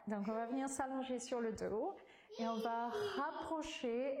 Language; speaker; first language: French; non-native, fluent; English